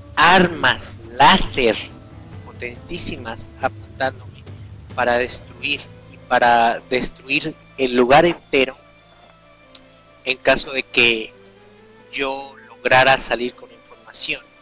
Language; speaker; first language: Spanish; native; Spanish